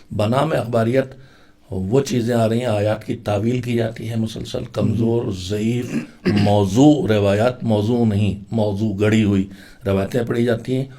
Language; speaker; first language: Urdu; native; Urdu